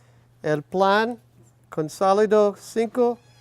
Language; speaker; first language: Spanish; non-native, learner; English